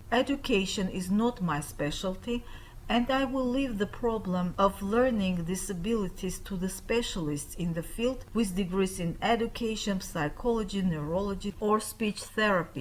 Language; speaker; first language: English; non-native, fluent; Armenian